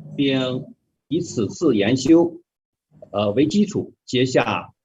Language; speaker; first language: Chinese; native; Chinese